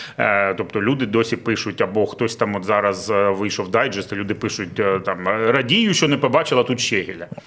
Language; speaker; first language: Ukrainian; non-native, local second language; Russian